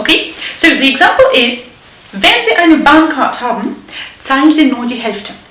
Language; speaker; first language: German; non-native, fluent; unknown